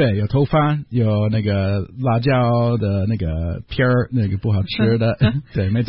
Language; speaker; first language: Chinese; non-native, learner; English